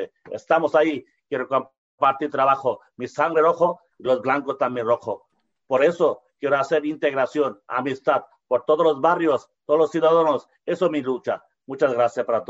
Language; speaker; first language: Spanish; non-native, learner; Bangla